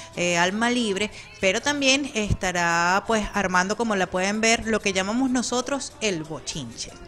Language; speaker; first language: Spanish; native; Spanish